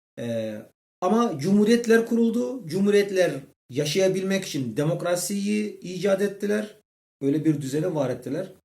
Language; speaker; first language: Turkish; early bilingual, heritage; Turkish